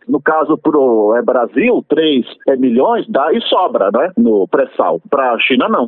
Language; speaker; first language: Portuguese; native; Portuguese